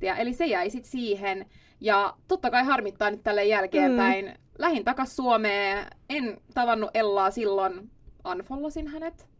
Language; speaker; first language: Finnish; non-native, local second language; Swedish